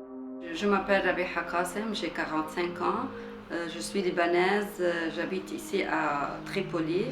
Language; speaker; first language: French; non-native, local second language; Arabic